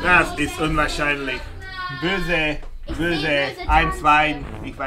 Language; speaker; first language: German; non-native, learner; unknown